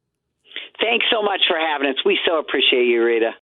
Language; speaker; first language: English; native; English